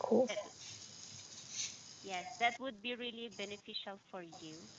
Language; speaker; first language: English; non-native, fluent; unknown